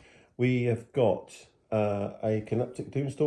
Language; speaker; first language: English; native; English